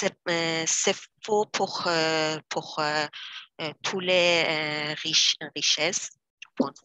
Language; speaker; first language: French; non-native, learner; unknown